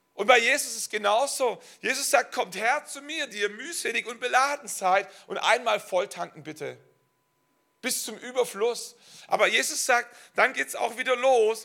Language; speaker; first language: German; native; German